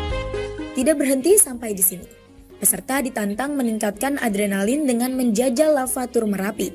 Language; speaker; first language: Indonesian; native; Indonesian